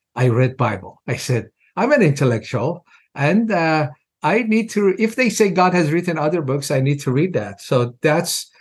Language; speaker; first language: English; non-native, fluent; Persian